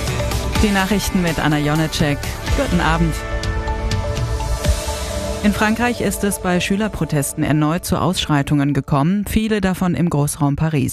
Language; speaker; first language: German; native; German